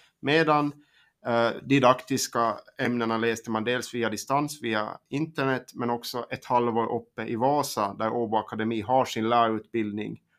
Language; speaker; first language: Swedish; native; Swedish